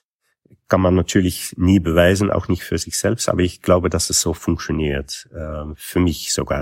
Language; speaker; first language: German; non-native, fluent; Dutch